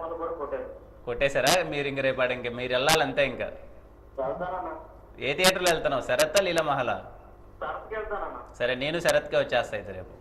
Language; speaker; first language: Telugu; native; Telugu